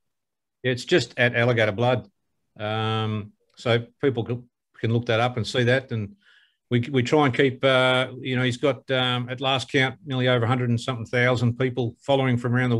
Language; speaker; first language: English; native; English